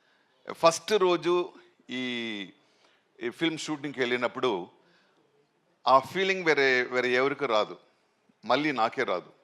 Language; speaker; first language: Telugu; non-native, local second language; Tamil